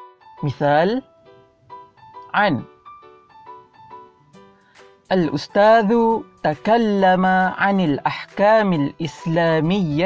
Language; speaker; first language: Arabic; non-native, fluent; Malay